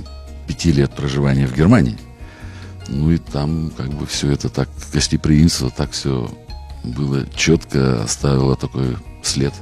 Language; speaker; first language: Russian; native; Russian